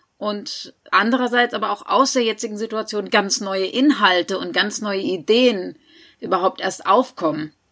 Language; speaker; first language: German; native; German